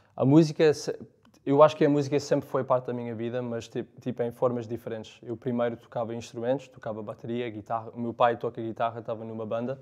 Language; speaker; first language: Portuguese; early bilingual, other home language; English